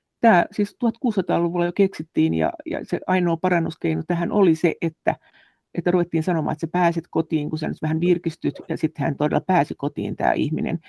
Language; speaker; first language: Finnish; native; Finnish